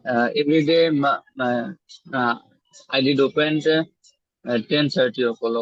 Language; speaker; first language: English; non-native, learner; Bangla